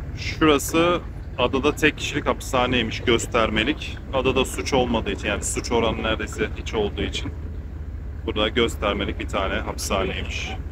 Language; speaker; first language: Turkish; native; Turkish